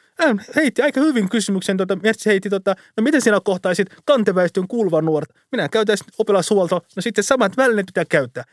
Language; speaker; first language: Finnish; early bilingual, other home language; Somali